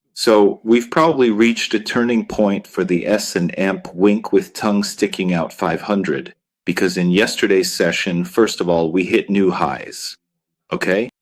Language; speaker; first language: English; non-native, fluent; Italian